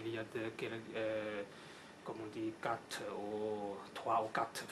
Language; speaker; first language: French; non-native, learner; Chinese